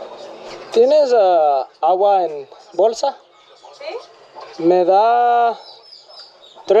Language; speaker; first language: Spanish; non-native, fluent; English